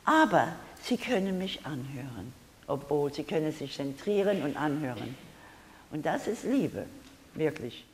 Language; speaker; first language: German; non-native, learner; English